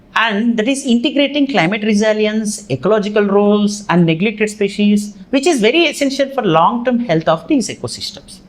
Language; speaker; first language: English; non-native, local second language; Telugu